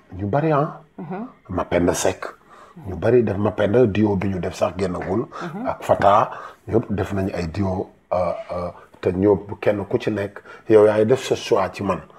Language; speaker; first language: Wolof; native; Wolof